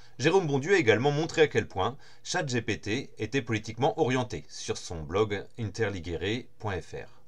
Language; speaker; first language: French; native; French